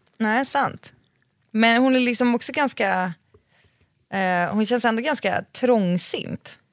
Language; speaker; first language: Swedish; native; Swedish